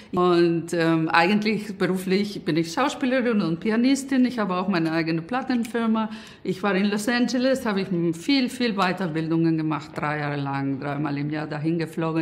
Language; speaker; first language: German; non-native, fluent; Spanish